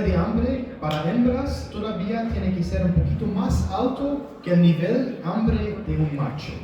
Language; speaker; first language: Spanish; non-native, learner; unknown